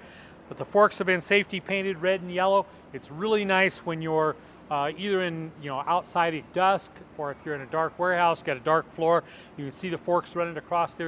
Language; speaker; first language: English; native; English